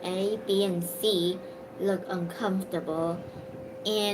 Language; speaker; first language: English; non-native, learner; Vietnamese